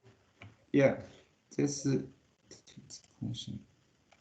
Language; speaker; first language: English; non-native, learner; Chinese